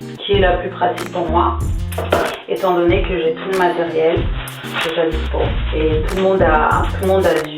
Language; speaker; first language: French; native; French